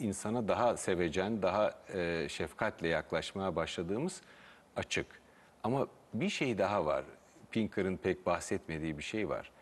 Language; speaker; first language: Turkish; native; Turkish